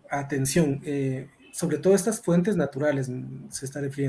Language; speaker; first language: Spanish; native; Spanish